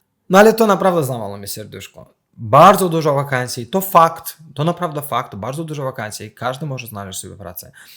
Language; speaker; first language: Polish; non-native, fluent; Azerbaijani